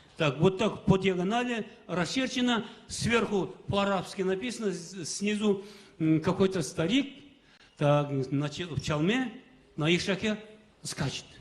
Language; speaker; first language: Russian; non-native, local second language; Kazakh